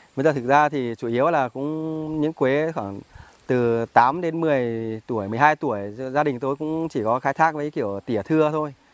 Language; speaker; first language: Vietnamese; non-native, local second language; Iu Mien